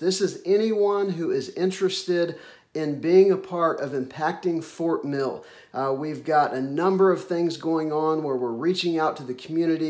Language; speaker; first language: English; native; English